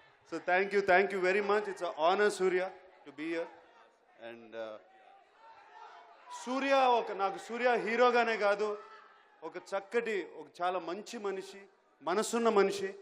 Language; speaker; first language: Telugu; native; Telugu